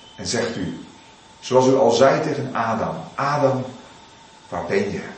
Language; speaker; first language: Dutch; native; Dutch